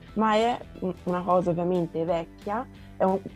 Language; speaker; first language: Italian; early bilingual, other home language; Portuguese